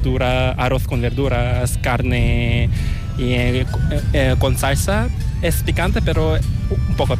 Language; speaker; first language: Spanish; non-native, fluent; Korean